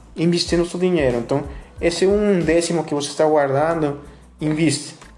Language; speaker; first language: Portuguese; non-native, fluent; Spanish